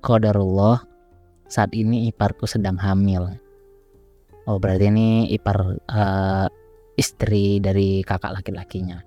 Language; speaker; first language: Indonesian; native; Indonesian